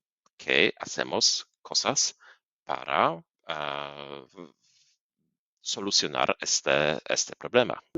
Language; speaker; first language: Spanish; non-native, fluent; Polish